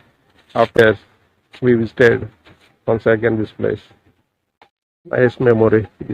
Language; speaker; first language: English; non-native, learner; Telugu